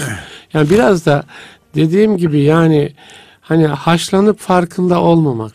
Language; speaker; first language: Turkish; native; Turkish